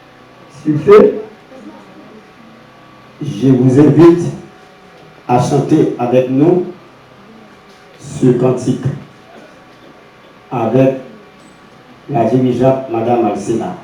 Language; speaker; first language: French; non-native, local second language; Haitian Creole